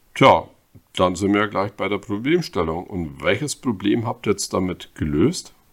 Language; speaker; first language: German; native; German